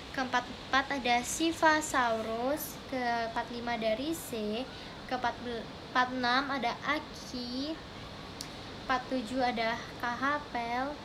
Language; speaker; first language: Indonesian; native; Indonesian